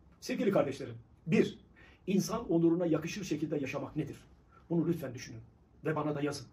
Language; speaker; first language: Turkish; native; Turkish